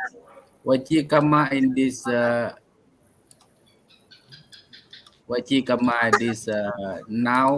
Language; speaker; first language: English; non-native, learner; Thai